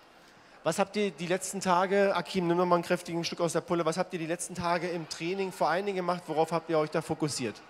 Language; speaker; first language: German; native; German